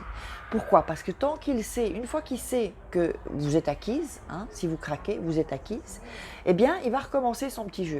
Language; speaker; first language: French; native; French